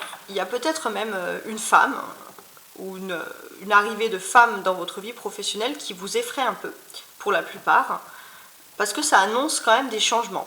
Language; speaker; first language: French; native; French